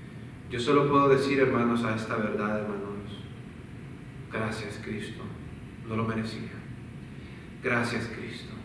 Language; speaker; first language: Spanish; native; Spanish